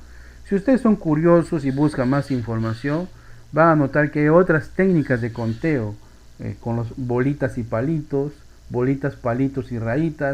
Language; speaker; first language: Spanish; native; Spanish